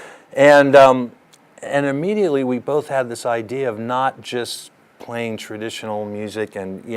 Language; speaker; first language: English; early bilingual, other home language; German